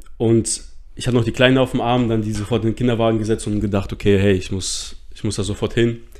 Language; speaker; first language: German; early bilingual, other home language; Russian